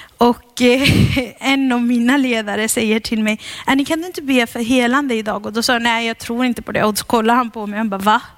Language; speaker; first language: Swedish; early bilingual, heritage; Swedish